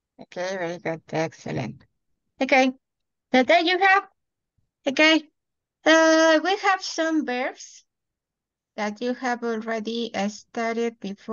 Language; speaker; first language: English; non-native, fluent; Spanish